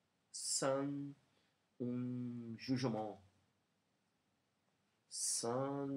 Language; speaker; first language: French; non-native, learner; Portuguese